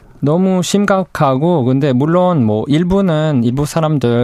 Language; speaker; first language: Korean; non-native, fluent; English